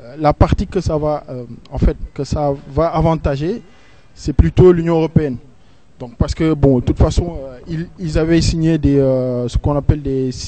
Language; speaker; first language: French; non-native, local second language; Wolof